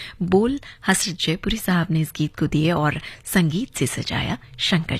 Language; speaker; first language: Hindi; native; Hindi